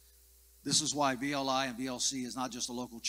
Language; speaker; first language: English; native; English